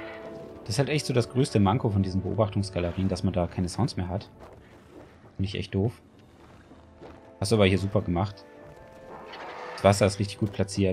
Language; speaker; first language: German; native; German